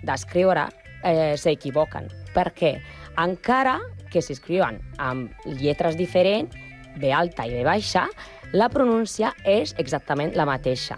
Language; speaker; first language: Catalan; non-native, learner; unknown